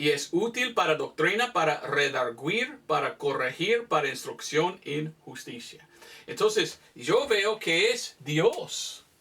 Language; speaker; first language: Spanish; non-native, fluent; English